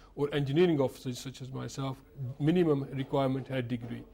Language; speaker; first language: Urdu; early bilingual, heritage; Urdu